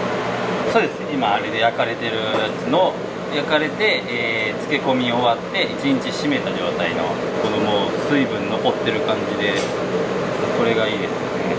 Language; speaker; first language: Japanese; native; Japanese